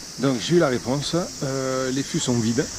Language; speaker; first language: French; native; French